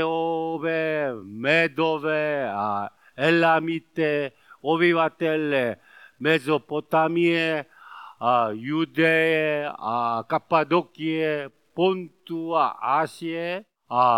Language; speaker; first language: Czech; non-native, learner; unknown